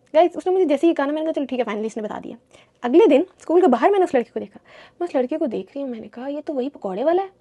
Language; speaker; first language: Urdu; native; Urdu